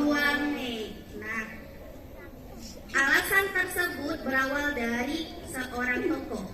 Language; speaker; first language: Indonesian; native; Indonesian